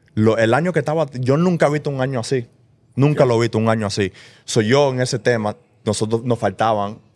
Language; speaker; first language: Spanish; early bilingual, heritage; Spanish